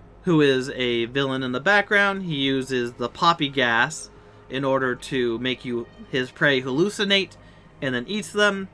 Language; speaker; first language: English; native; English